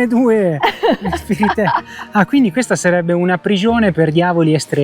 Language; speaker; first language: Italian; native; Italian